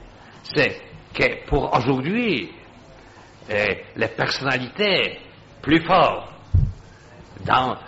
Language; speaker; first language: French; non-native, fluent; Polish